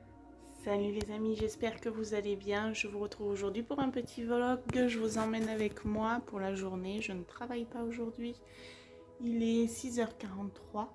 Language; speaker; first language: French; native; French